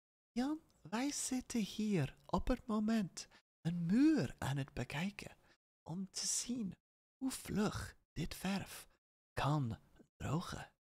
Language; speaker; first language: Dutch; non-native, learner; English